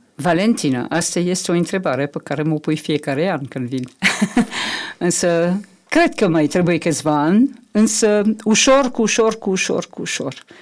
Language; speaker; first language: Romanian; non-native, fluent; French